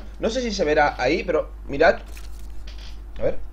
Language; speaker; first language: Spanish; native; Spanish